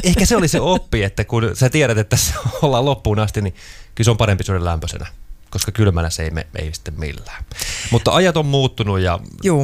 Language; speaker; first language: Finnish; native; Finnish